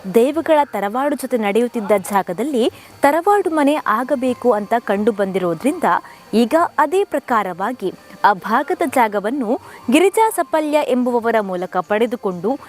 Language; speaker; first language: Kannada; non-native, local second language; Tulu